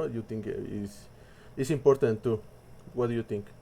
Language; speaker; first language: English; non-native, learner; Spanish